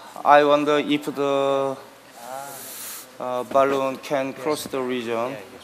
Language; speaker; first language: English; non-native, learner; Korean